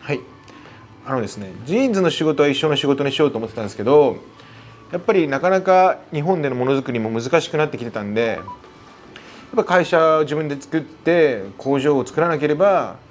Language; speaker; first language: Japanese; native; Japanese